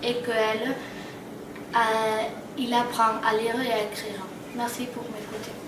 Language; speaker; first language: French; non-native, learner; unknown